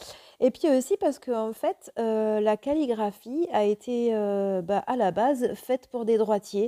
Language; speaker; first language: French; native; French